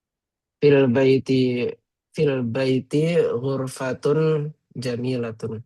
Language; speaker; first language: Arabic; non-native, learner; Indonesian